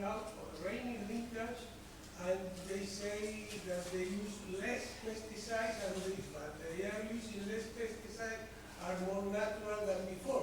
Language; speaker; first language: English; non-native, fluent; Spanish